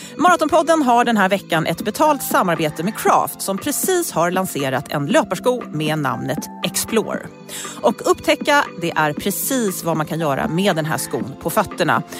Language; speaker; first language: Swedish; native; Swedish